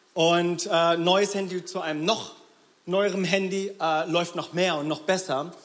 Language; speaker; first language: German; early bilingual, other home language; Korean